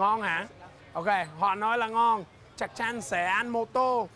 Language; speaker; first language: Vietnamese; early bilingual, heritage; English